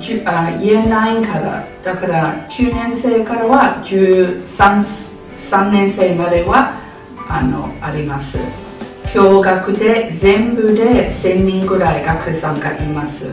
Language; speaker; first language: Japanese; non-native, fluent; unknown